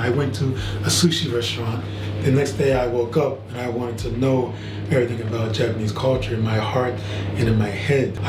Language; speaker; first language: English; native; English